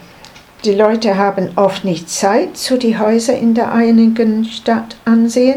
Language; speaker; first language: German; non-native, learner; English